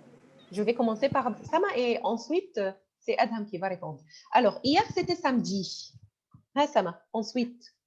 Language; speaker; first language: French; non-native, fluent; Arabic